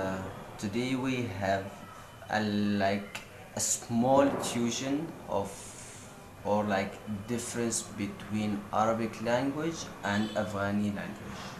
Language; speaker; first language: English; non-native, fluent; Arabic